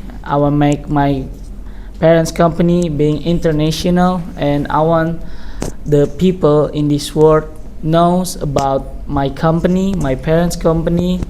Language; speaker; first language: English; non-native, learner; Indonesian